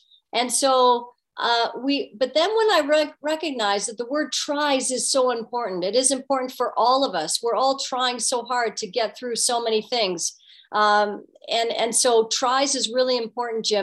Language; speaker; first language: English; native; English